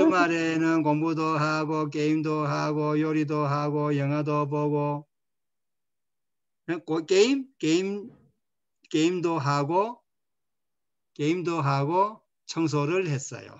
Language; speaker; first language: Korean; non-native, fluent; Spanish